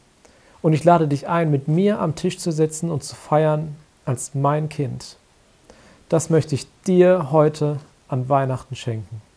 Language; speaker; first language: German; native; German